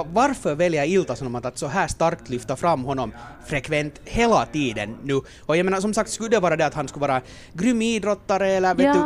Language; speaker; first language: Swedish; native; Swedish